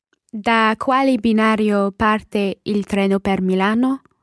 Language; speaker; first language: Italian; non-native, learner; English